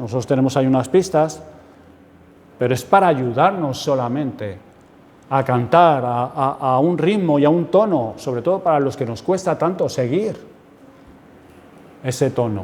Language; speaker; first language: Spanish; native; Spanish